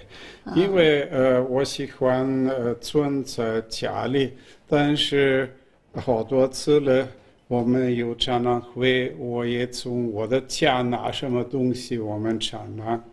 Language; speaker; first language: Chinese; non-native, fluent; German